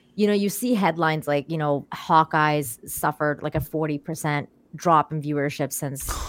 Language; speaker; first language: English; early bilingual, other home language; Persian